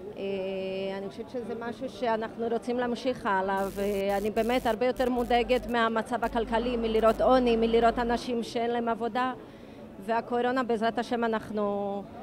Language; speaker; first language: Hebrew; native; Hebrew